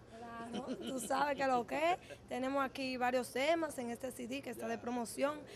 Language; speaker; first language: Spanish; native; Spanish